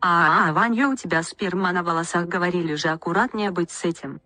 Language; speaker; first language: Russian; native; Russian